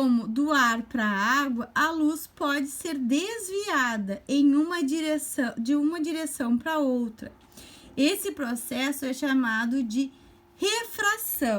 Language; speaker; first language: Portuguese; native; Portuguese